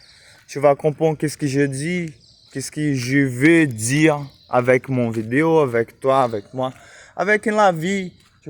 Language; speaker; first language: French; non-native, learner; Portuguese